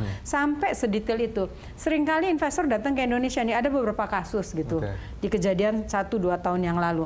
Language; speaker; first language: Indonesian; native; Indonesian